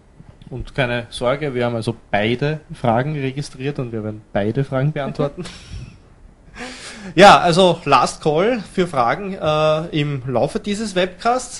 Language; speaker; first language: German; native; German